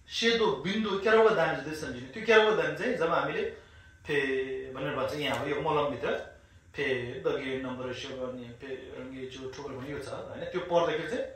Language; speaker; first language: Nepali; non-native, local second language; Sherpa